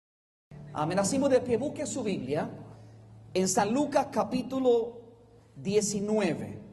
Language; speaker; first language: Spanish; native; Spanish